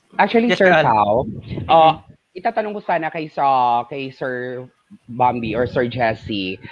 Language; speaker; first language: Filipino; non-native, local second language; Hiligaynon